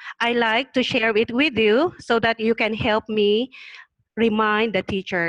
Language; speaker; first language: English; non-native, learner; Thai